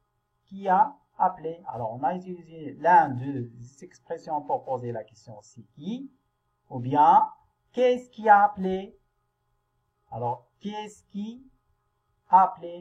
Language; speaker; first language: French; non-native, local second language; Arabic